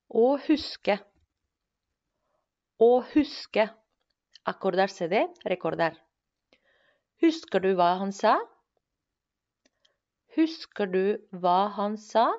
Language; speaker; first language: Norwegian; non-native, fluent; Spanish